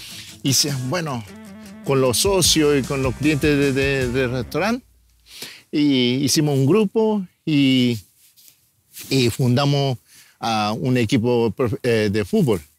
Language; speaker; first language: Spanish; early bilingual, heritage; Spanish